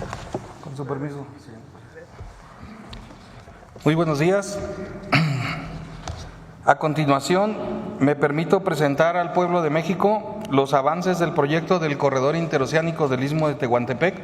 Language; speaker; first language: Spanish; native; Spanish